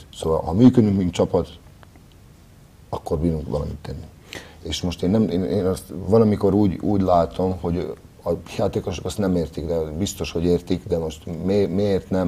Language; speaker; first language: Hungarian; non-native, fluent; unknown